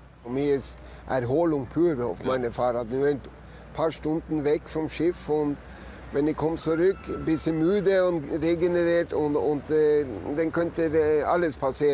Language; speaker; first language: German; non-native, fluent; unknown